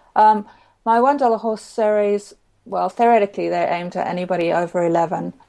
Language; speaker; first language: English; native; English